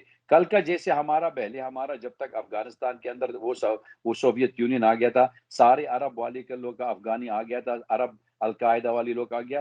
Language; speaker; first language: Hindi; non-native, fluent; Arabic